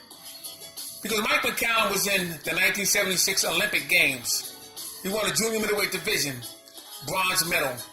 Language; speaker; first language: English; native; English